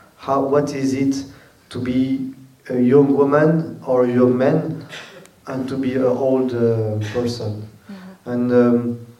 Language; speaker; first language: English; non-native, learner; French